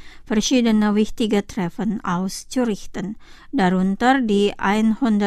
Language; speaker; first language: German; non-native, fluent; Indonesian